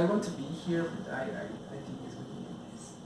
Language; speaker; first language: English; non-native, learner; Spanish